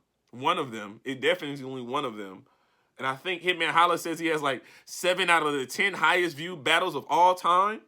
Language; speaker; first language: English; native; English